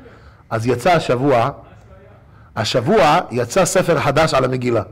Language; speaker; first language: Hebrew; native; Hebrew